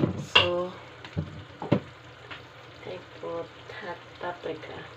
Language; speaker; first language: English; non-native, learner; Filipino